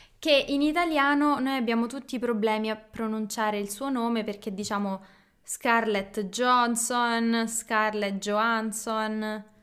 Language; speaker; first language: Italian; native; Italian